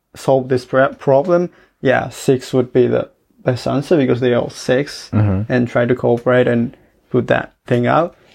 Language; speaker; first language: English; non-native, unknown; Japanese